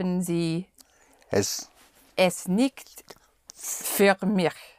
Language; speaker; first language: German; non-native, learner; English